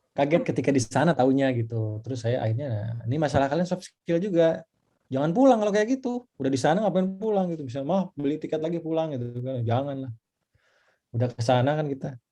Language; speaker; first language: Indonesian; non-native, local second language; Sundanese